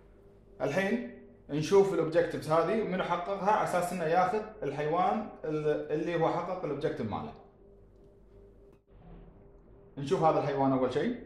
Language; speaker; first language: Arabic; native; Arabic